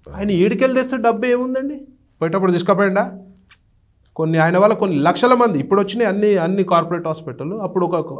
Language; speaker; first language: Telugu; native; Telugu